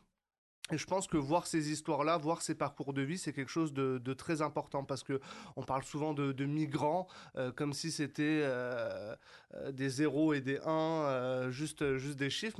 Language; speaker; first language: French; native; French